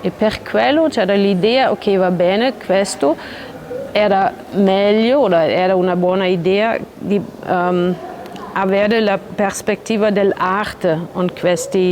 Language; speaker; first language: Italian; non-native, learner; German